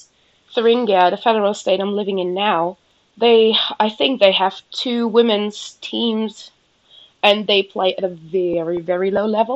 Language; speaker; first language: English; non-native, fluent; German